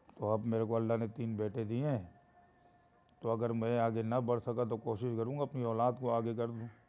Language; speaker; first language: Urdu; native; Urdu